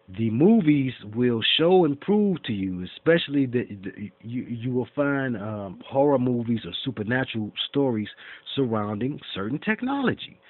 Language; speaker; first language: English; native; English